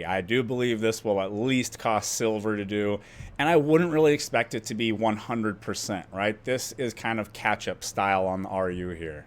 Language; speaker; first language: English; native; English